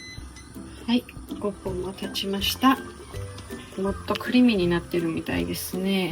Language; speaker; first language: Japanese; non-native, fluent; Georgian